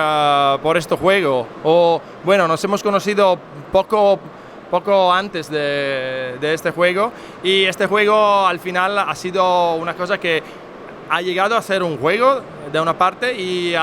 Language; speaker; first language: Spanish; non-native, fluent; Italian